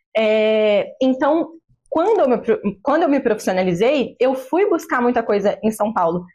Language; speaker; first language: Portuguese; native; Portuguese